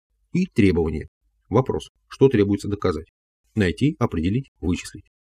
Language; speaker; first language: Russian; native; Russian